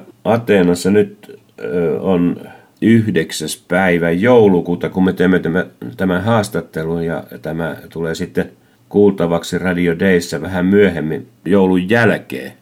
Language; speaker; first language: Finnish; native; Finnish